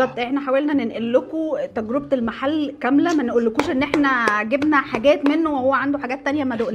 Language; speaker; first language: Arabic; native; Arabic